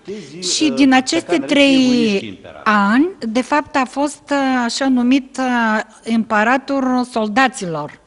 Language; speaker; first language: Romanian; non-native, fluent; Bulgarian